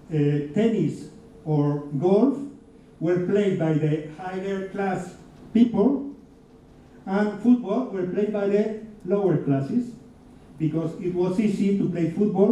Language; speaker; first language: English; non-native, fluent; Spanish